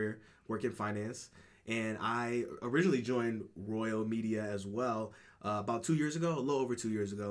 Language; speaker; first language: English; native; English